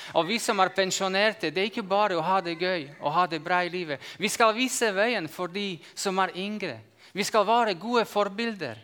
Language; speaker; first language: Norwegian; non-native, fluent; Slovak